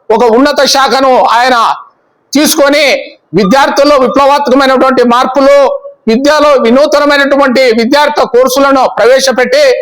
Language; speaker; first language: Telugu; native; Telugu